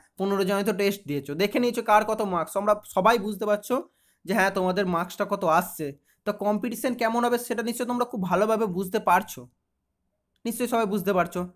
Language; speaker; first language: Bangla; native; Bangla